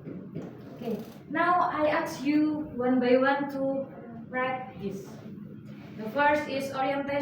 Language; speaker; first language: English; non-native, learner; Indonesian